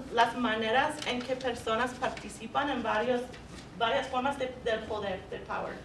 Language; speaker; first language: Spanish; non-native, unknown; English